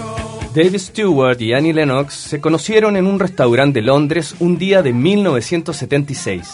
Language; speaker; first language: Spanish; native; Spanish